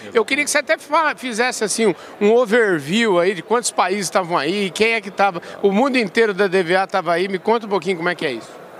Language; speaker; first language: Portuguese; native; Portuguese